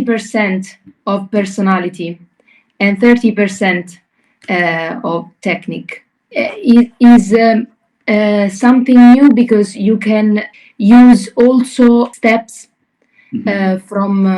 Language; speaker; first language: English; non-native, learner; Italian